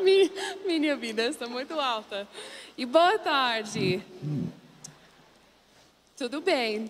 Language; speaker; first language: Portuguese; non-native, learner; English